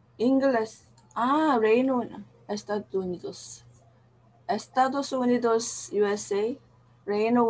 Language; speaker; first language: Spanish; non-native, learner; Korean